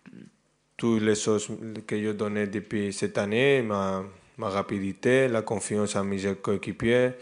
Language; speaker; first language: French; non-native, fluent; Spanish